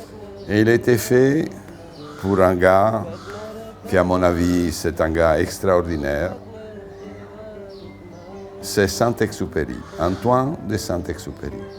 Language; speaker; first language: French; non-native, fluent; Italian